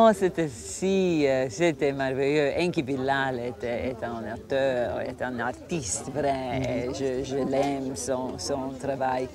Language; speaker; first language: French; non-native, fluent; Croatian